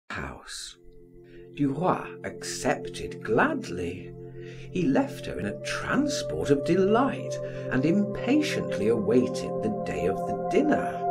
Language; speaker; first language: English; native; English